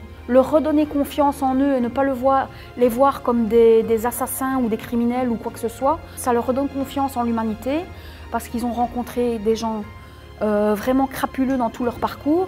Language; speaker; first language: French; native; French